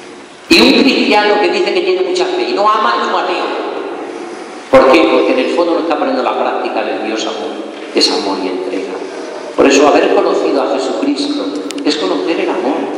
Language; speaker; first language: Spanish; native; Spanish